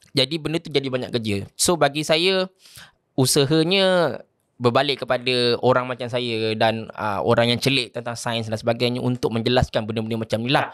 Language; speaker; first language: Malay; native; Malay